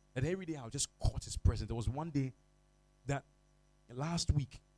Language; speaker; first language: English; non-native, local second language; Ga